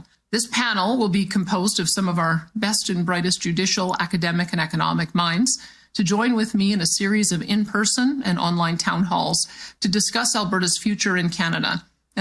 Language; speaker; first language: English; native; English